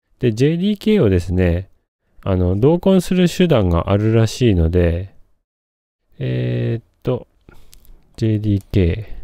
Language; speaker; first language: Japanese; native; Japanese